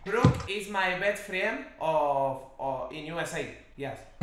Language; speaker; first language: English; non-native, learner; Spanish